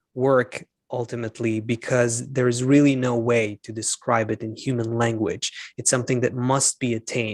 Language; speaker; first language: English; non-native, fluent; Hebrew